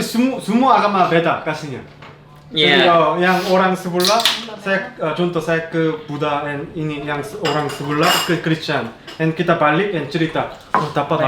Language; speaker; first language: Indonesian; non-native, learner; Korean